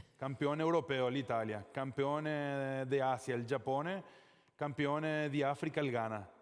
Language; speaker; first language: Italian; non-native, fluent; Spanish